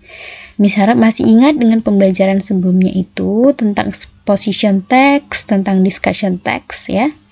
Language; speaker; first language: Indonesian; native; Indonesian